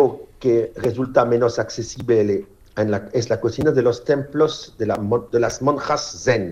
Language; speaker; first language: Spanish; non-native, learner; French